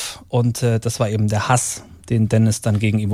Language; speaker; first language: German; native; German